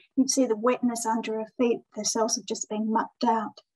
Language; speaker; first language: English; native; English